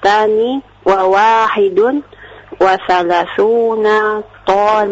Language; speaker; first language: Arabic; non-native, learner; Indonesian